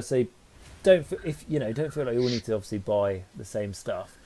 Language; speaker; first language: English; native; English